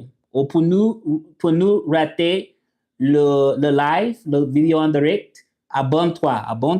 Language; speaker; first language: French; non-native, learner; English